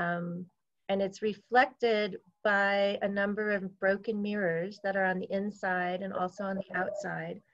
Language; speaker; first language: English; native; English